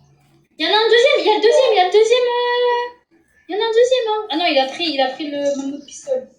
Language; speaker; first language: French; native; French